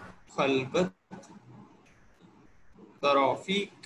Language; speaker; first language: Persian; non-native, learner; Urdu